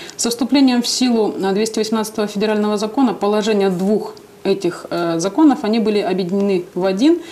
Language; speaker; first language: Russian; native; Russian